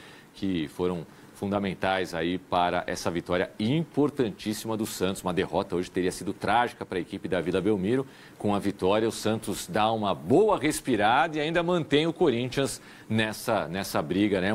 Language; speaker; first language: Portuguese; native; Portuguese